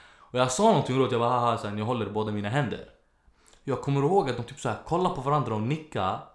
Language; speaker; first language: Swedish; early bilingual, other home language; Arabic